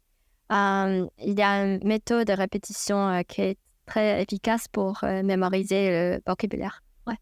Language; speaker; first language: French; non-native, fluent; Chinese